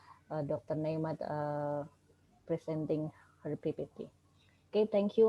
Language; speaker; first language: English; non-native, learner; Indonesian